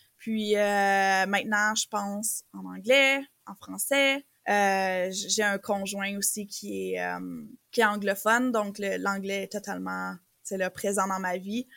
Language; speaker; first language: French; native; French